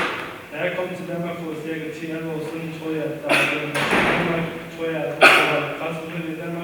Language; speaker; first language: Danish; non-native, learner; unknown